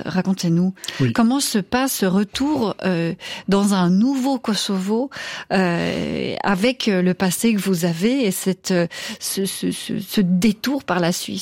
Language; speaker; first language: French; native; French